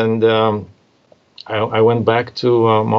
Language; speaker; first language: English; non-native, fluent; Russian